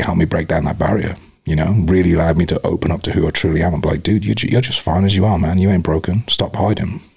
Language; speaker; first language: English; native; English